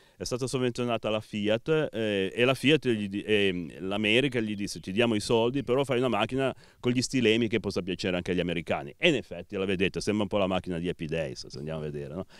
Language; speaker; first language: Italian; native; Italian